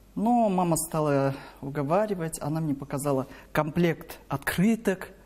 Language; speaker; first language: Russian; non-native, local second language; Korean